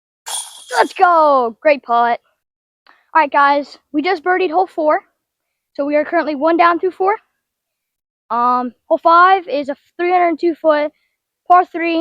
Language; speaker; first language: English; native; English